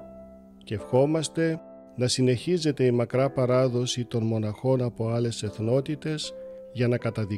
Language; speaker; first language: Greek; native; Greek